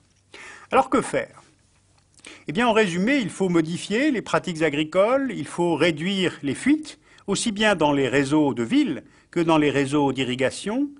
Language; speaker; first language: French; native; French